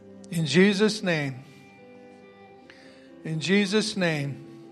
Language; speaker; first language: English; native; English